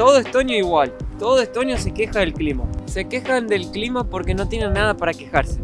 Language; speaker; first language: Spanish; native; Spanish